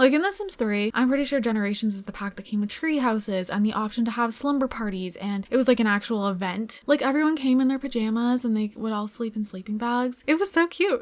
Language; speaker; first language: English; native; English